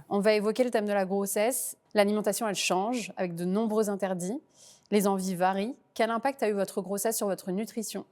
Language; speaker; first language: French; native; French